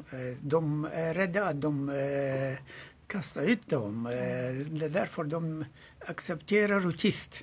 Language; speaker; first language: Swedish; non-native, fluent; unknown